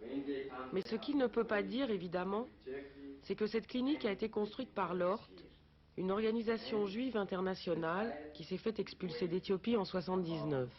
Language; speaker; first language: French; native; French